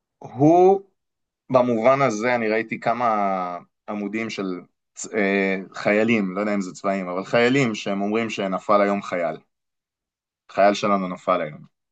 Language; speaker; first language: Hebrew; non-native, fluent; English